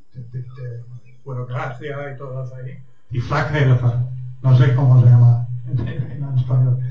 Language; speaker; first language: Spanish; non-native, fluent; German